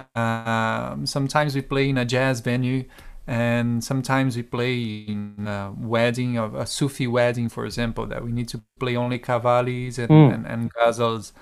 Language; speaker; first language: English; non-native, fluent; Portuguese